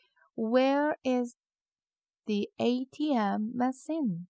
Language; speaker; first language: English; non-native, fluent; Korean